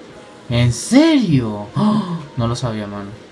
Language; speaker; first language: Spanish; native; Spanish